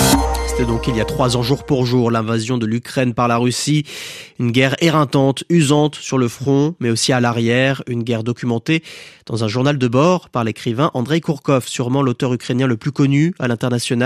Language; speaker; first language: French; native; French